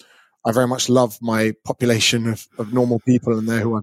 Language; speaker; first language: English; native; English